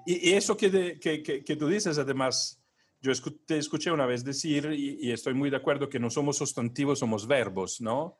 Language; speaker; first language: Spanish; non-native, fluent; Italian